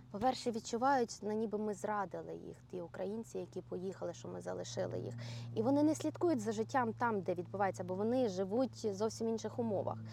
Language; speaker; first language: Ukrainian; native; Ukrainian